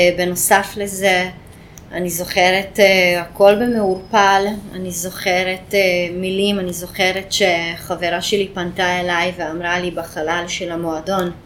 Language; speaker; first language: Hebrew; non-native, fluent; Hungarian